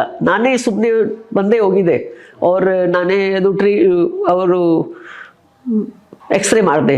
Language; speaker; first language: Kannada; non-native, local second language; Hindi